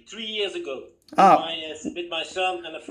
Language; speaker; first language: English; non-native, fluent; Dutch